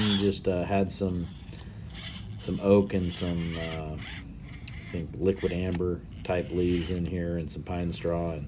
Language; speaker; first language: English; native; English